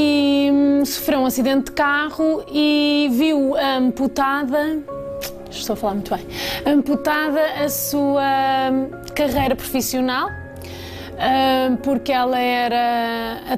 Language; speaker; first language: Portuguese; native; Portuguese